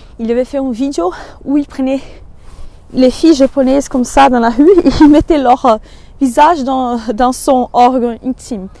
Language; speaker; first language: French; non-native, fluent; Portuguese